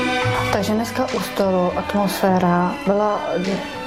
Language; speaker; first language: Czech; non-native, learner; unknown